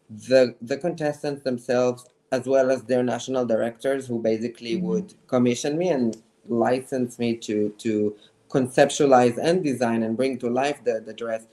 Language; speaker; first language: English; non-native, fluent; Hebrew